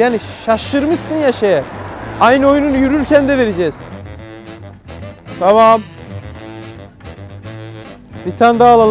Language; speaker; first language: Turkish; native; Turkish